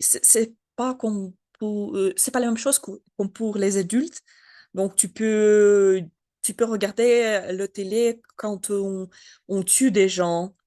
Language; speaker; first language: French; non-native, learner; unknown